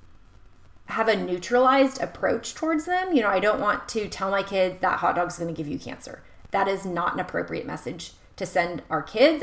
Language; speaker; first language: English; native; English